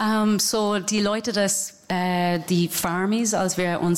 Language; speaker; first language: German; non-native, fluent; English